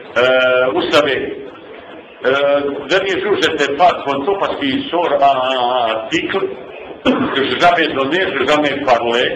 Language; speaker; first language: French; non-native, fluent; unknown